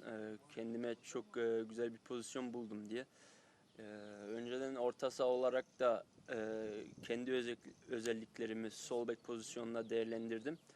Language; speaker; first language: Turkish; early bilingual, heritage; Turkish